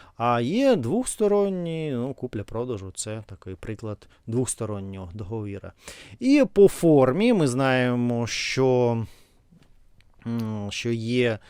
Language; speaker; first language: Ukrainian; non-native, learner; Russian